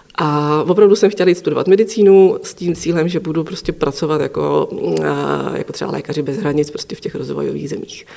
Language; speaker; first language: Czech; native; Czech